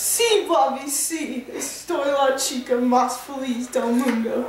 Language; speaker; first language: Spanish; non-native, learner; English